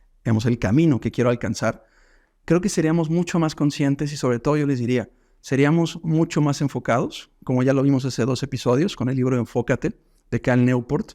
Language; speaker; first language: Spanish; native; Spanish